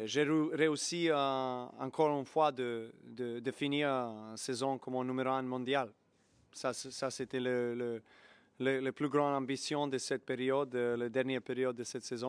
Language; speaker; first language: French; non-native, learner; Serbian